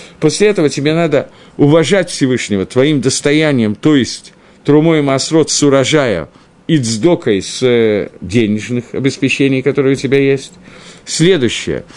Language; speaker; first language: Russian; early bilingual, heritage; Russian